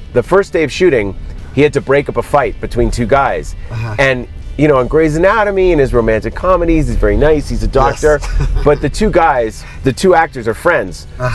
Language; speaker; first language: English; native; English